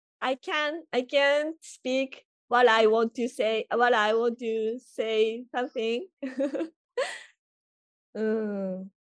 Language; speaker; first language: English; non-native, learner; Japanese